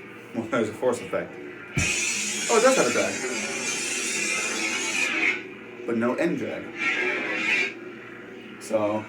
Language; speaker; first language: English; native; English